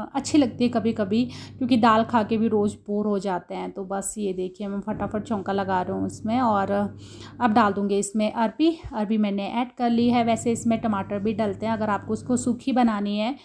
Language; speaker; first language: Hindi; non-native, local second language; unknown